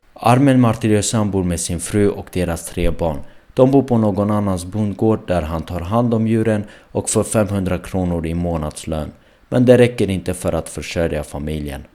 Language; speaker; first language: Swedish; early bilingual, other home language; Armenian